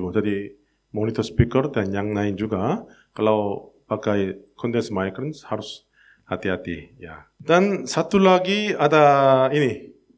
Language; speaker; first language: Indonesian; non-native, learner; Korean